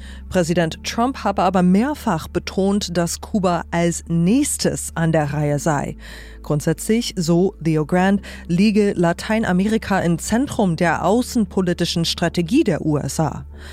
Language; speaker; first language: German; native; German